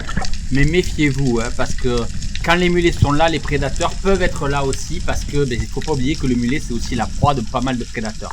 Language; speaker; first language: French; native; French